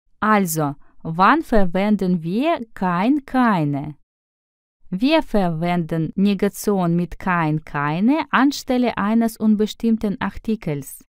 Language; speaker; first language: German; non-native, fluent; Russian